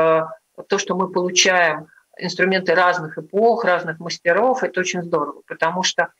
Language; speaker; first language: Russian; native; Russian